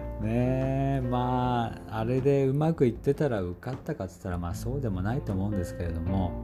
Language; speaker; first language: Japanese; native; Japanese